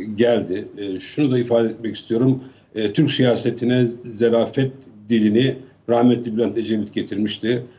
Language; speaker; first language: Turkish; native; Turkish